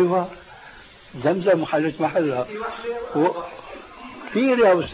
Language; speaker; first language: Arabic; early bilingual, other home language; Albanian